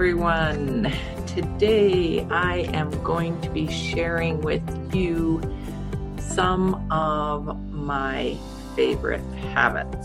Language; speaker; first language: English; native; English